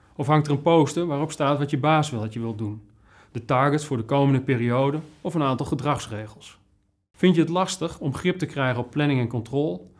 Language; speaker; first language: Dutch; native; Dutch